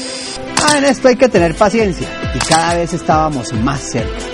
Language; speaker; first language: Spanish; native; Spanish